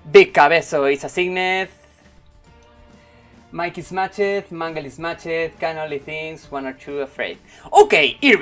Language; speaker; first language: English; non-native, learner; Spanish